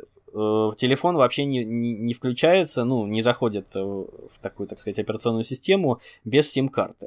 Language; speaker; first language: Russian; native; Russian